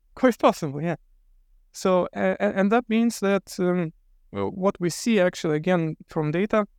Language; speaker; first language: English; non-native, fluent; Lithuanian